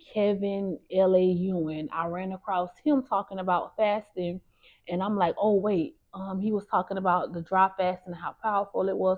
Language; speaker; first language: English; native; English